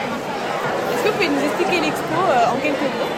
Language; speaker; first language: French; native; French